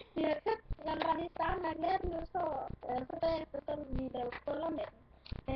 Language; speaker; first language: Danish; native; Danish